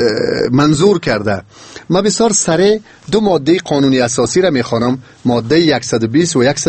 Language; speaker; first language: Persian; native; Persian